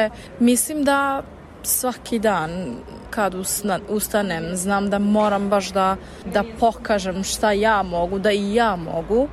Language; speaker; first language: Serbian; non-native, learner; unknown